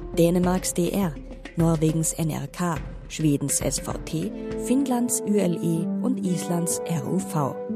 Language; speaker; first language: German; native; German